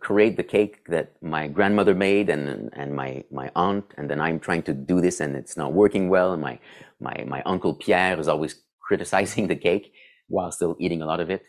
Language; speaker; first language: English; non-native, fluent; French